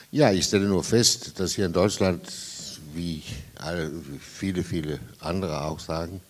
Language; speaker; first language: German; non-native, fluent; Danish